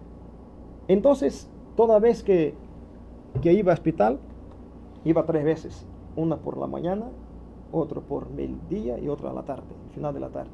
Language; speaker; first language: Spanish; non-native, learner; Portuguese